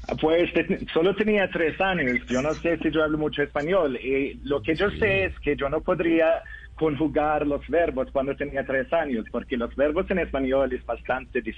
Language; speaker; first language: Spanish; non-native, learner; Norwegian